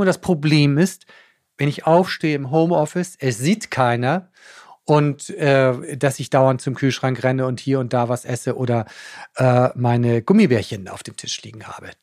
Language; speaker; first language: German; native; German